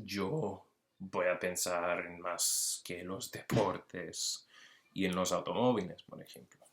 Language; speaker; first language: Spanish; early bilingual, heritage; Spanish